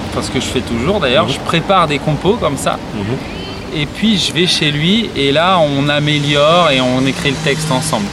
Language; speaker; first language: French; native; French